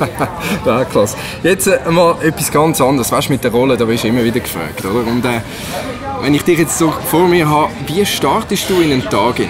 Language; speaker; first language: German; native; German